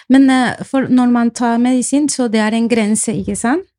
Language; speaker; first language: Norwegian; non-native, fluent; Spanish